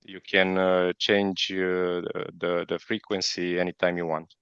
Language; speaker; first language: English; non-native, fluent; Romanian